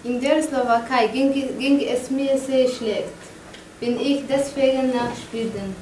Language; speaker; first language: German; non-native, learner; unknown